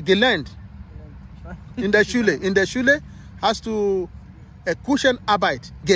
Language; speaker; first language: German; non-native, learner; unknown